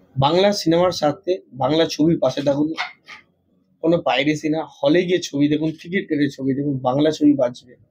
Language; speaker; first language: Bangla; native; Bangla